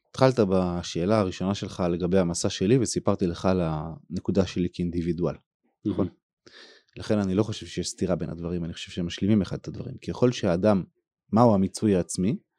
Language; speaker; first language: Hebrew; native; Hebrew